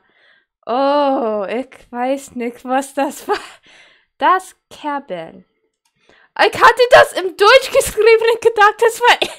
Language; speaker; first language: German; non-native, learner; English